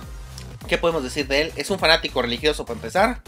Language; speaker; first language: Spanish; native; Spanish